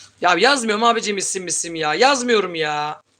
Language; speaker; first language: Turkish; native; Turkish